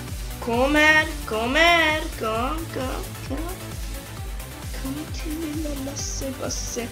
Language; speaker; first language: Swedish; early bilingual, other home language; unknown